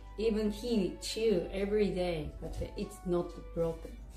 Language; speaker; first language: English; non-native, learner; Japanese